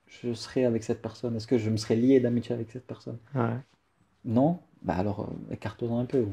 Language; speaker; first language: French; native; French